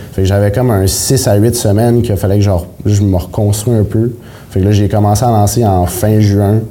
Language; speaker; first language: French; native; French